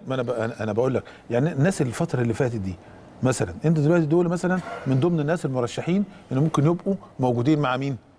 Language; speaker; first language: Egyptian Arabic; native; Egyptian Arabic